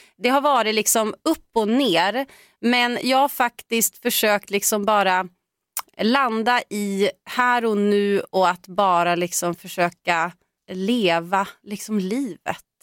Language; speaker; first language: Swedish; native; Swedish